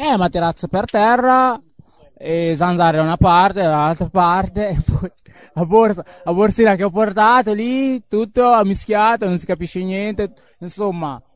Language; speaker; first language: Italian; early bilingual, other home language; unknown